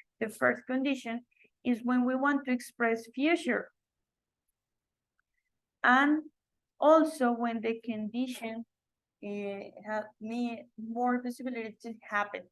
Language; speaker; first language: English; non-native, local second language; Spanish